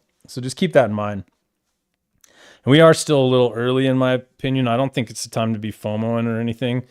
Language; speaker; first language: English; native; English